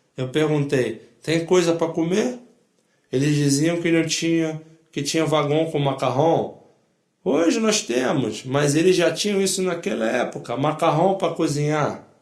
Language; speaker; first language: Portuguese; non-native, fluent; Polish